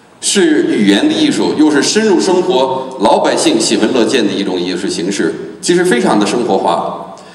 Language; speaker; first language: Chinese; non-native, fluent; English